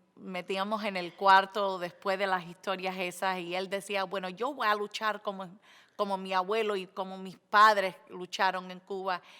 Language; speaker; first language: Spanish; early bilingual, other home language; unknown